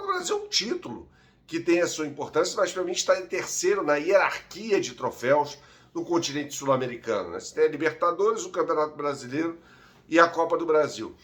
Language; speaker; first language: Portuguese; native; Portuguese